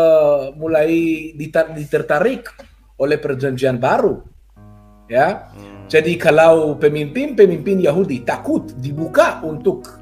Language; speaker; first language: Indonesian; non-native, fluent; Hebrew